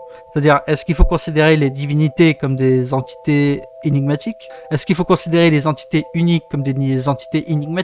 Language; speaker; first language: French; native; French